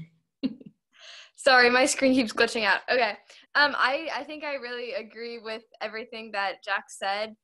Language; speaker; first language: English; native; English